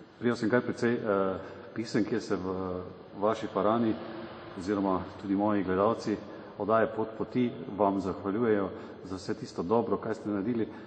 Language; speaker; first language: Slovenian; native; Slovenian